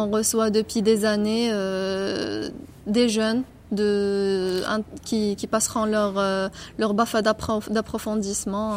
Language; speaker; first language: French; non-native, local second language; Arabic